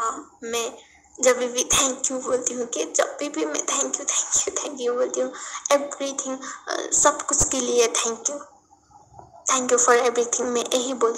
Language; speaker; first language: Hindi; non-native, learner; Nepali